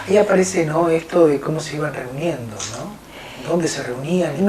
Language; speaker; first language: Spanish; native; Spanish